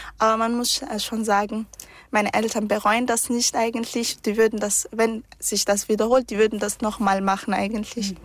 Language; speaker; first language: German; early bilingual, other home language; Arabic